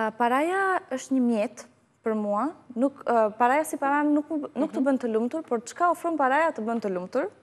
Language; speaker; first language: Albanian; early bilingual, heritage; Albanian